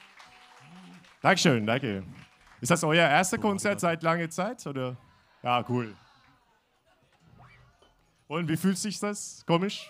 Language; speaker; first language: German; non-native, fluent; Turkish